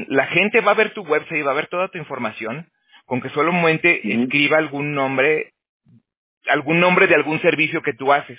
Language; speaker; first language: Spanish; native; Spanish